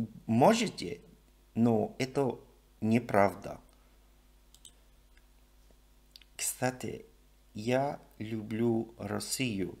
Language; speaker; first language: Russian; non-native, learner; English